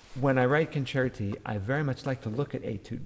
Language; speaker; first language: English; native; English